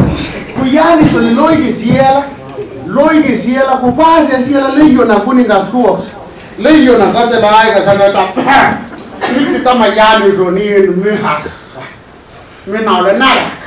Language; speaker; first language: Finnish; non-native, learner; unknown